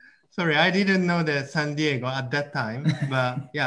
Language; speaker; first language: English; non-native, fluent; Japanese